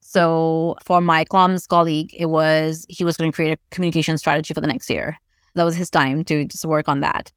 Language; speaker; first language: English; non-native, local second language; Urdu